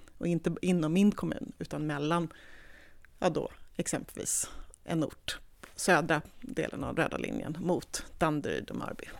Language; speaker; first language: Swedish; native; Swedish